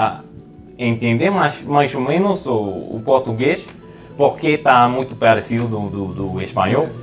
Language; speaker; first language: Portuguese; non-native, learner; English